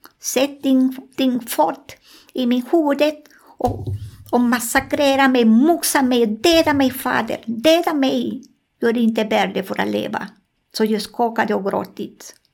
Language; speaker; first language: Swedish; non-native, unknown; Spanish